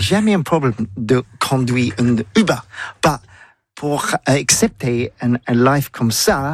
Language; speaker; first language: French; non-native, learner; English